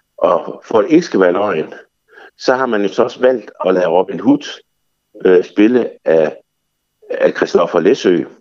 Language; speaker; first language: Danish; native; Danish